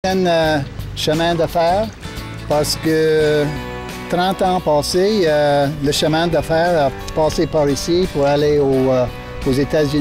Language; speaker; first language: French; non-native, local second language; English